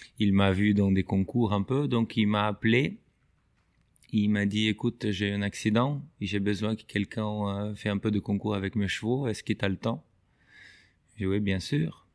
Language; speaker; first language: French; non-native, fluent; Portuguese